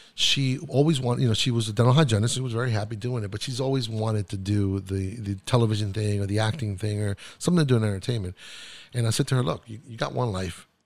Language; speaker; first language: English; non-native, fluent; Spanish